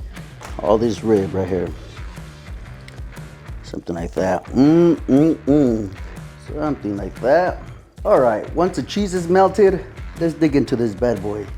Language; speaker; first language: English; native; English